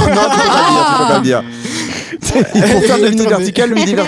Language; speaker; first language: French; native; French